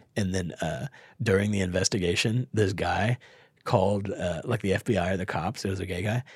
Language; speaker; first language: English; native; English